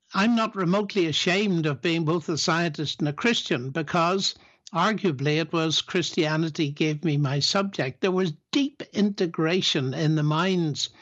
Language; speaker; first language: English; native; English